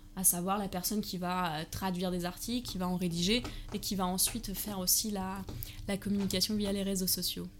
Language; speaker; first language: French; early bilingual, heritage; German